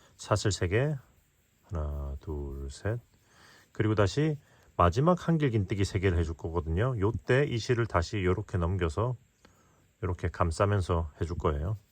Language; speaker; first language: Korean; native; Korean